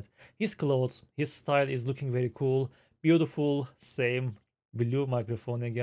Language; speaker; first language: English; non-native, fluent; Turkish